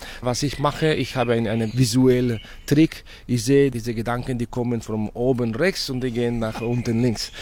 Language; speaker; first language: German; non-native, fluent; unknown